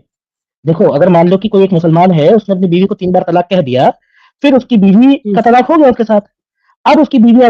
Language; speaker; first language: Hindi; native; Hindi